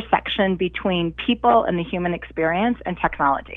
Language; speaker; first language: English; native; English